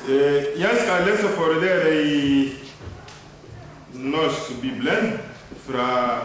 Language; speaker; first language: Swedish; non-native, learner; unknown